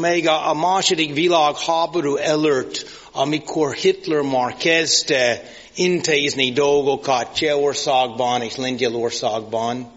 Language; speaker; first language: Hungarian; non-native, fluent; English